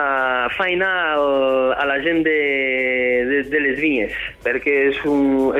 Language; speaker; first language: Catalan; non-native, fluent; French